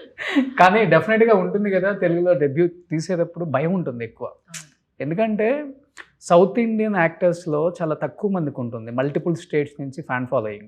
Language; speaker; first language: Telugu; native; Telugu